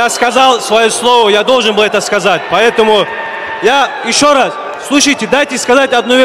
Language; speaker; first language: Russian; native; Russian